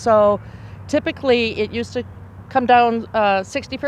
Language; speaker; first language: English; native; English